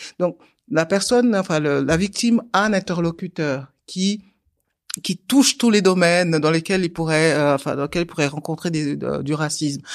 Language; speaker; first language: French; early bilingual, other home language; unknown